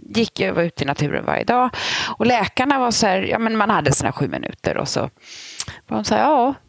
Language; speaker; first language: Swedish; native; Swedish